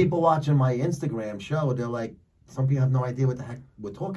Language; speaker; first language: English; native; English